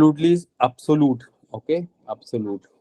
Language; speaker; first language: German; non-native, fluent; Hindi